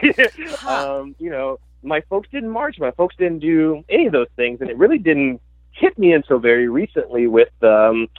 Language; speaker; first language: English; native; English